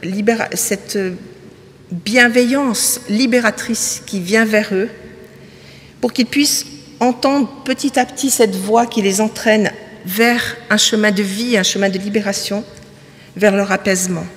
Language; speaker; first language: French; native; French